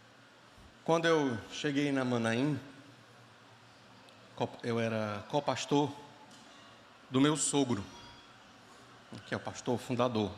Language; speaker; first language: Portuguese; native; Portuguese